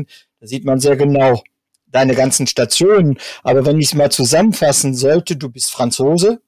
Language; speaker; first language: German; native; German